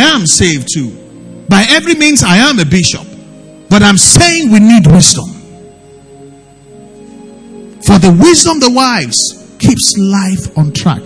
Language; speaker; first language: English; non-native, local second language; Yoruba